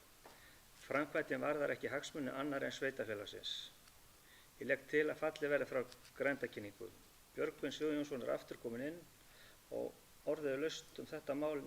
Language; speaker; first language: Icelandic; native; Icelandic